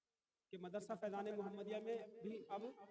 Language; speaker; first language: Hindi; native; Hindi